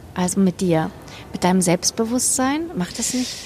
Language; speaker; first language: German; native; German